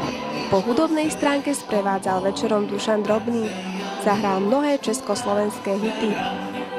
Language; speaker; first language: Slovak; native; Slovak